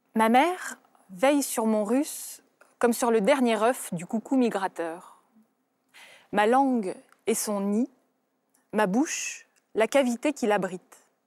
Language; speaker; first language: French; early bilingual, other home language; Russian